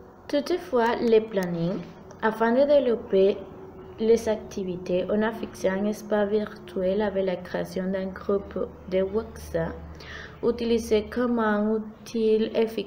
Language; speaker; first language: French; non-native, fluent; Spanish